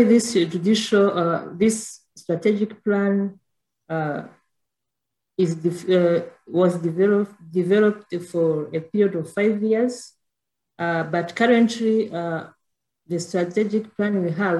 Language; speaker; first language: English; non-native, local second language; Kinyarwanda